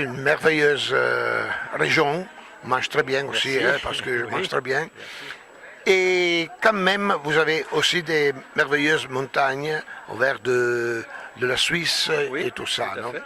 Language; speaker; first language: French; non-native, fluent; Italian